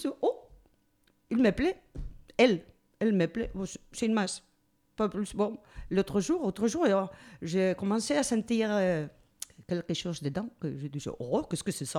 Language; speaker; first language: French; non-native, learner; Spanish